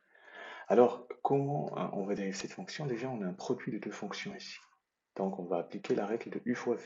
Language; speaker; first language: French; native; French